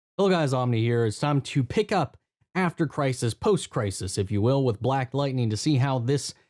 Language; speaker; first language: English; native; English